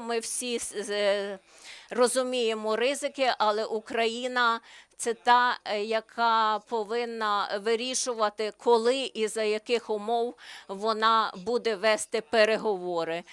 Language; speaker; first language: Ukrainian; non-native, learner; Slovenian